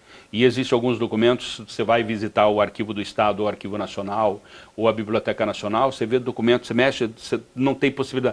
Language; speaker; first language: Portuguese; native; Portuguese